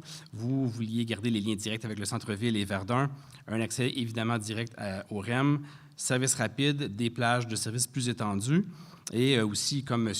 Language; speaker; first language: French; native; French